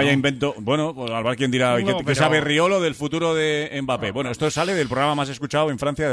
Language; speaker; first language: Spanish; native; Spanish